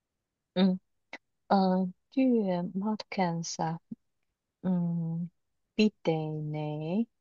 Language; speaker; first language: Finnish; non-native, learner; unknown